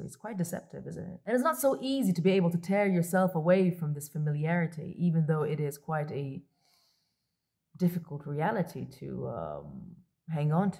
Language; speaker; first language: English; non-native, local second language; Arabic